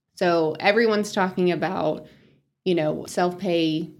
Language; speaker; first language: English; native; English